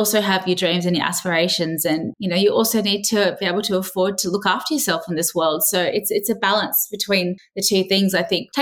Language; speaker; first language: English; native; English